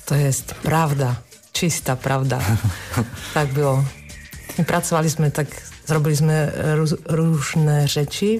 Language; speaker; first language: Polish; non-native, learner; Slovak